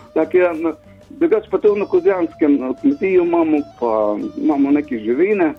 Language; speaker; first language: Slovenian; native; Slovenian